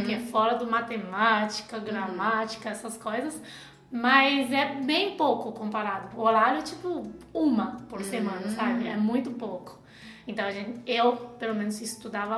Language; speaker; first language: Portuguese; non-native, fluent; Chinese